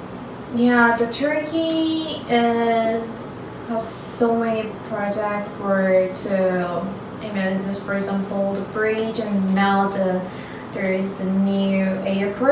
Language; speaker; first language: English; non-native, learner; Turkish